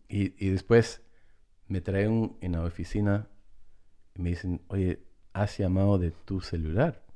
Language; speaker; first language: Spanish; early bilingual, heritage; Spanish